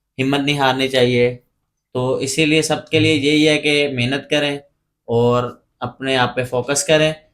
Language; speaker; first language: Urdu; non-native, local second language; Punjabi